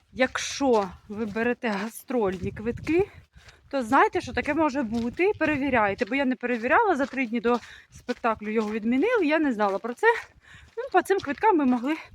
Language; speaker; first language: Ukrainian; native; Ukrainian